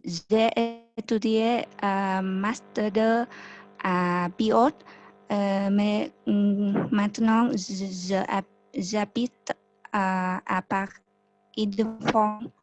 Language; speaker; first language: French; non-native, learner; Vietnamese